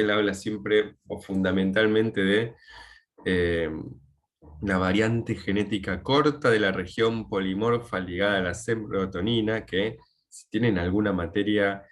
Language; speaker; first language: Spanish; native; Spanish